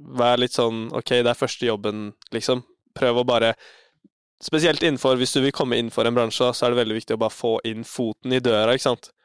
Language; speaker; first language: Norwegian; native; Norwegian